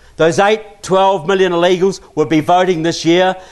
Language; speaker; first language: English; native; English